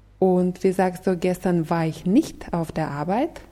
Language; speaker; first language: German; non-native, fluent; Russian